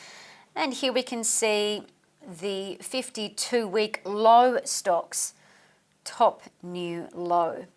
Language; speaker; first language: English; native; English